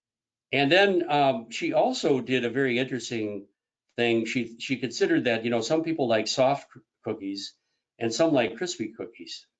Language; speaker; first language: English; native; English